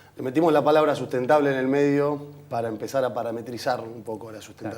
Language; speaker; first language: Spanish; native; Spanish